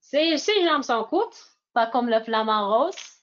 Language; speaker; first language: French; non-native, fluent; English